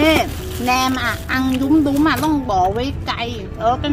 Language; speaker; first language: Vietnamese; early bilingual, heritage; Vietnamese